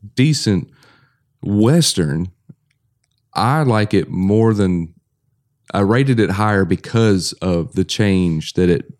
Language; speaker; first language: English; native; English